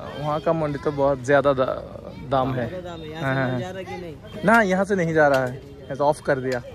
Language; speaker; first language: Hindi; non-native, learner; Bangla